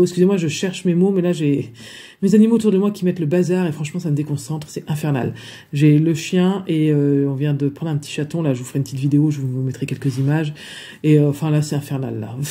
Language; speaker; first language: French; native; French